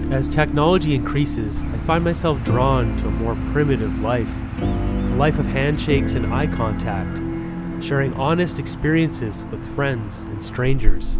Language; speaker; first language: English; native; English